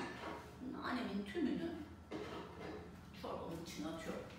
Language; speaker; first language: Turkish; native; Turkish